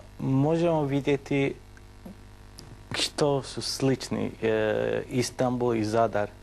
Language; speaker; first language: Bosnian; non-native, learner; Turkish